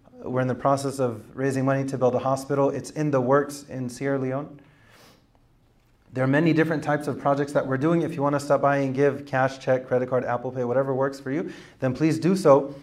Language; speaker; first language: English; native; English